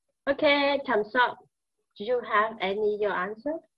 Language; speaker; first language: English; non-native, fluent; Vietnamese